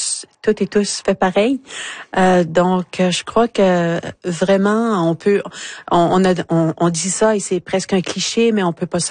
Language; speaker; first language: French; native; French